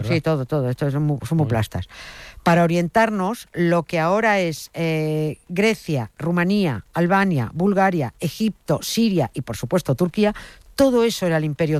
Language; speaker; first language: Spanish; native; Spanish